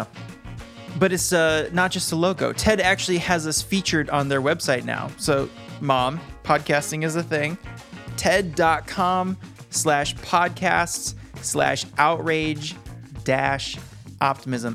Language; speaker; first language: English; native; English